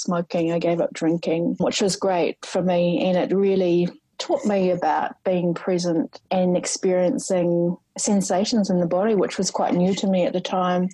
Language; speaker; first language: English; native; English